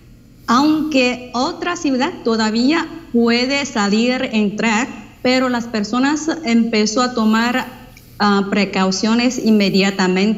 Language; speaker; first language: Spanish; non-native, fluent; Chinese